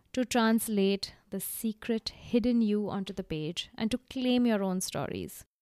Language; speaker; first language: English; non-native, local second language; Gujarati